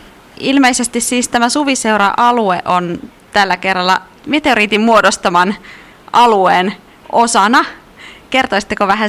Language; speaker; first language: Finnish; native; Finnish